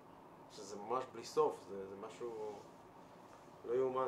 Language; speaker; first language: Hebrew; native; Hebrew